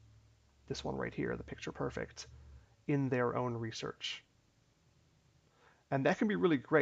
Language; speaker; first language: English; native; English